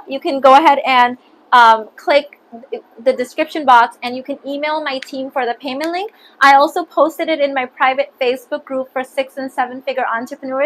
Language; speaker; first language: English; early bilingual, other home language; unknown